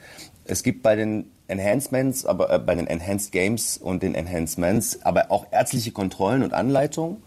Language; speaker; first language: German; native; German